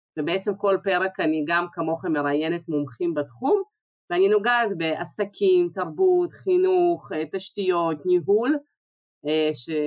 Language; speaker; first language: Hebrew; early bilingual, other home language; Russian